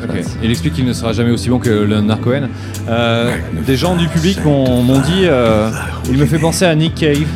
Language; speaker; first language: French; native; French